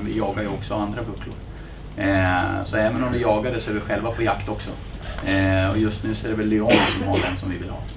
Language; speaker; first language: Swedish; native; Swedish